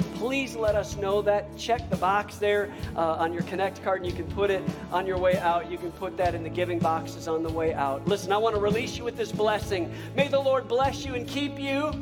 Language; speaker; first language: English; native; English